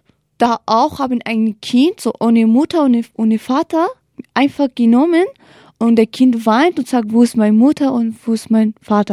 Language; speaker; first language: German; non-native, learner; Kurdish